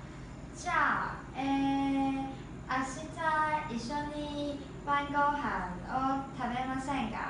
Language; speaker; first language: Japanese; non-native, learner; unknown